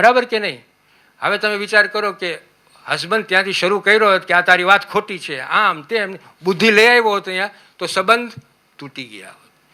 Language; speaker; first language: Gujarati; early bilingual, heritage; Gujarati